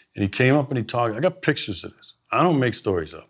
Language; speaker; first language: English; native; English